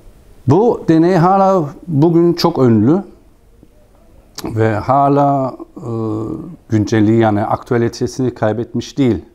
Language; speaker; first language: Turkish; non-native, fluent; German